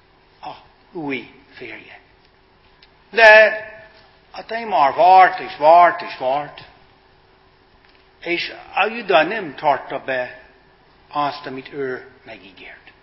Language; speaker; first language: Hungarian; non-native, fluent; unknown